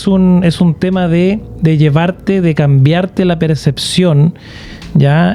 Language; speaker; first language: Spanish; native; Spanish